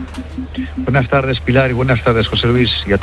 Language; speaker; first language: Spanish; native; Spanish